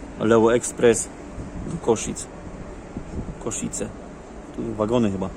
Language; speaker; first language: Polish; native; Polish